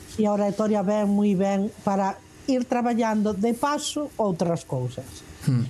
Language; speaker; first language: Galician; non-native, local second language; Spanish